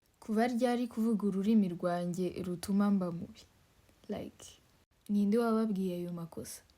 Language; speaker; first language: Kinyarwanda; early bilingual, heritage; Kinyarwanda